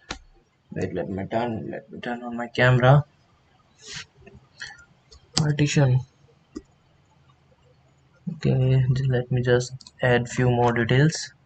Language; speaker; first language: English; non-native, local second language; Hindi